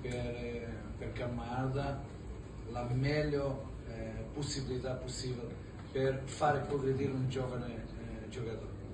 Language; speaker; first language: Italian; non-native, fluent; Portuguese